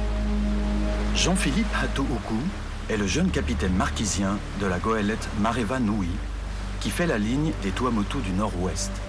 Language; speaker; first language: French; native; French